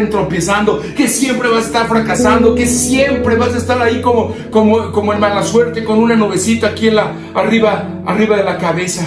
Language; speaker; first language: Spanish; native; Spanish